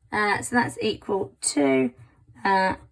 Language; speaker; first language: English; native; English